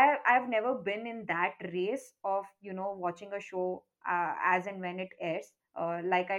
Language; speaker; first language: English; non-native, local second language; Kannada